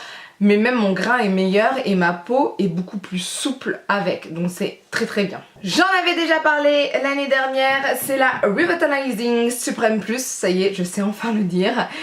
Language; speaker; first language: French; native; French